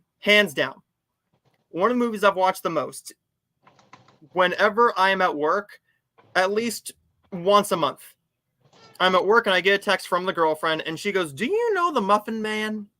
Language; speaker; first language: English; native; English